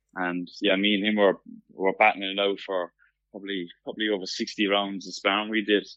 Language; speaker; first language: English; native; English